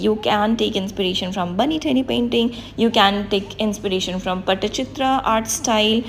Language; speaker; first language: English; non-native, local second language; Hindi